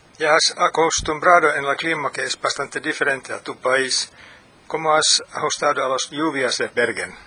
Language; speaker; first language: Spanish; non-native, fluent; Finnish